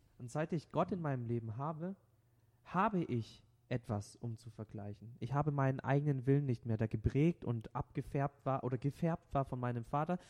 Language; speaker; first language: German; non-native, local second language; Vietnamese